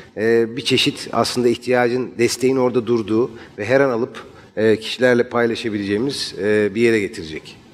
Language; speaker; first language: Turkish; native; Turkish